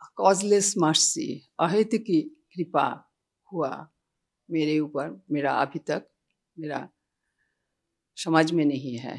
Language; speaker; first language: Hindi; non-native, local second language; Bangla